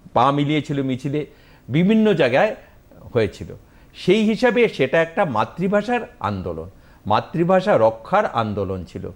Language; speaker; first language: Bangla; native; Bangla